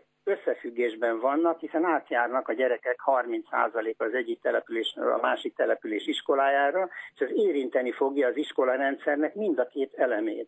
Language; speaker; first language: Hungarian; native; Hungarian